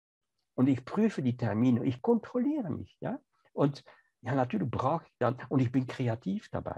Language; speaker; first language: German; non-native, fluent; French